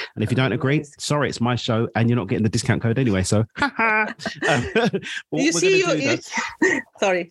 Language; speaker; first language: English; non-native, fluent; Bulgarian